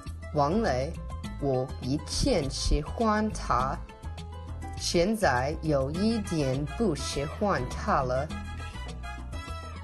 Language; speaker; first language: Chinese; non-native, learner; English